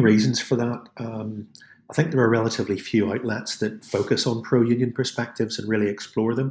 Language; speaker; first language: English; native; English